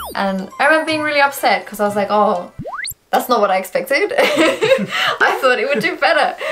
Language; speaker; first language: English; native; English